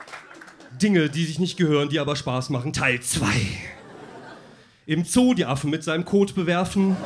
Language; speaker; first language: German; native; German